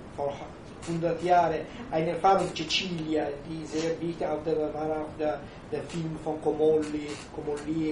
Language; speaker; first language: German; non-native, fluent; Italian